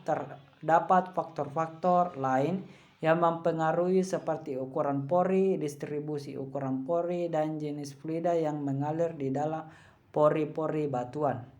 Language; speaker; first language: Indonesian; native; Indonesian